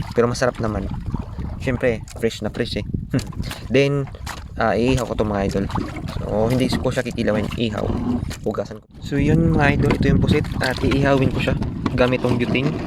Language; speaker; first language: Filipino; non-native, local second language; Cebuano